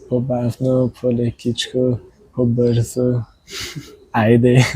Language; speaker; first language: Bulgarian; non-native, learner; English